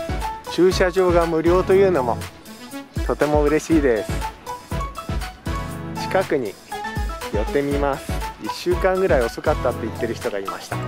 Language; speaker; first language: Japanese; native; Japanese